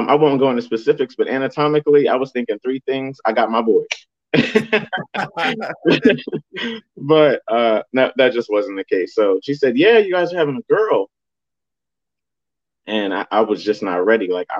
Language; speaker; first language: English; native; English